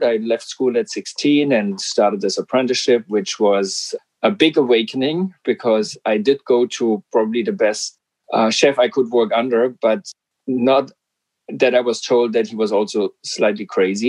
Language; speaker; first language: English; non-native, fluent; German